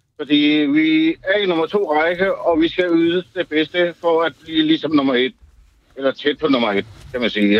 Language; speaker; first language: Danish; early bilingual, other home language; Urdu